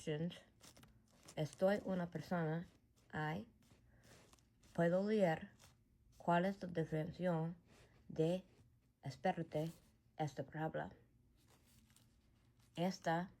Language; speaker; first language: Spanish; non-native, learner; English